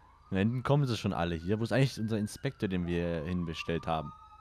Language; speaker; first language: German; native; German